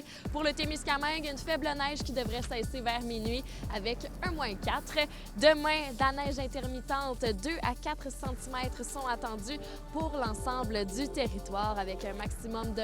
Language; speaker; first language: French; native; French